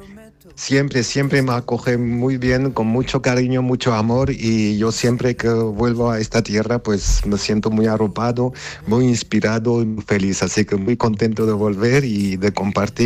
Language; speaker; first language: Spanish; non-native, fluent; Armenian